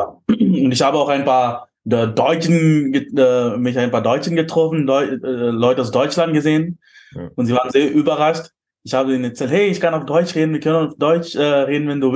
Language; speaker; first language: German; non-native, fluent; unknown